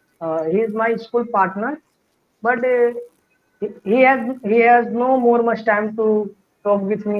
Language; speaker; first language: English; non-native, learner; Hindi